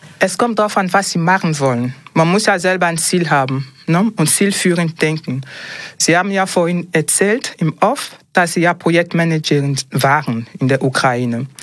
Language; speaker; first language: German; non-native, fluent; French